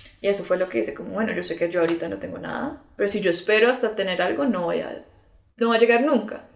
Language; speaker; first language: Spanish; early bilingual, other home language; English